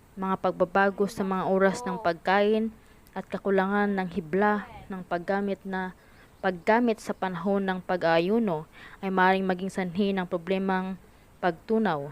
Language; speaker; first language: Filipino; non-native, local second language; Hiligaynon